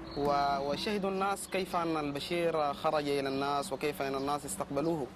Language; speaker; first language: Arabic; native; Arabic